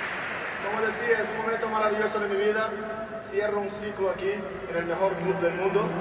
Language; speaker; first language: Spanish; non-native, fluent; Portuguese